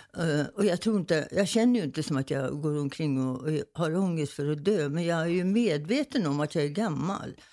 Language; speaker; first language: Swedish; native; Swedish